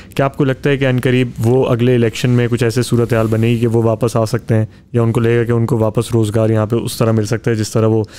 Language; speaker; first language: Urdu; native; Urdu